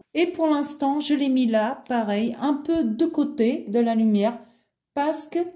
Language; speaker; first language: French; non-native, fluent; Portuguese